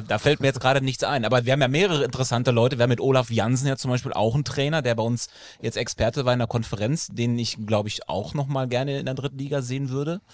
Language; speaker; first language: German; native; German